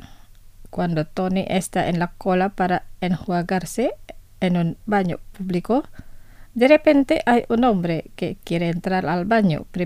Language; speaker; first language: Spanish; non-native, fluent; Indonesian